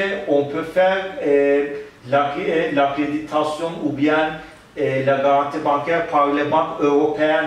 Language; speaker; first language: French; non-native, learner; Turkish